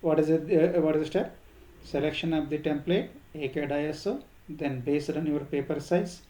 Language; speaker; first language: English; non-native, local second language; Kannada